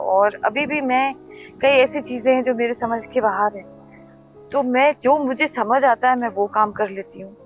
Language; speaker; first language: Hindi; native; Hindi